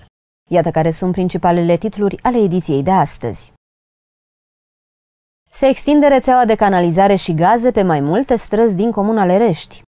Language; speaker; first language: Romanian; native; Romanian